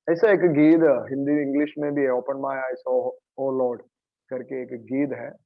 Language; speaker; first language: Hindi; non-native, local second language; Malayalam